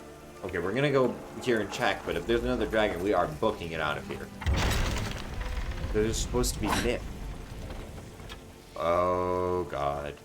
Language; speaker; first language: English; native; English